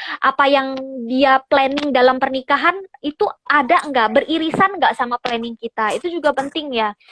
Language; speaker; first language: Indonesian; native; Indonesian